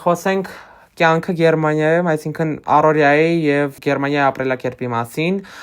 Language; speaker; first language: Armenian; native; Armenian